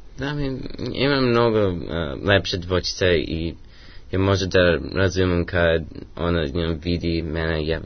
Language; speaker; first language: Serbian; early bilingual, heritage; English